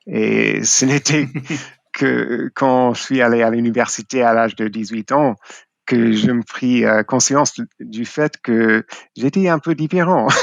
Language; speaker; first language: French; non-native, fluent; English